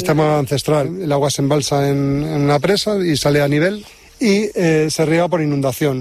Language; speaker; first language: Spanish; native; Spanish